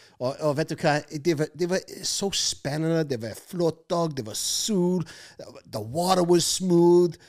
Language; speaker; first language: Norwegian; non-native, fluent; English